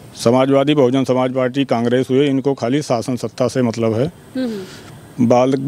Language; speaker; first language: Hindi; native; Hindi